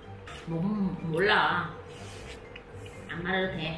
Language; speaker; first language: Korean; non-native, learner; Khmer